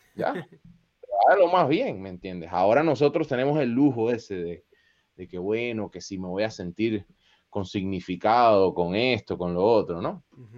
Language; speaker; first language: Spanish; native; Spanish